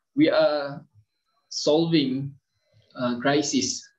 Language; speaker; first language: English; non-native, local second language; Malay